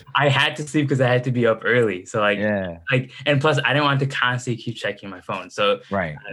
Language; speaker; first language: English; native; English